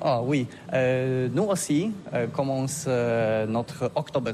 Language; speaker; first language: French; non-native, learner; Polish